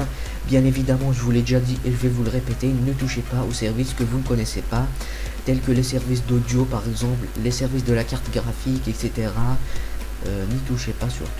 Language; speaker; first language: French; native; French